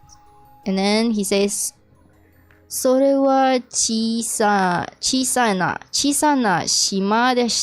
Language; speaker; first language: Japanese; non-native, learner; English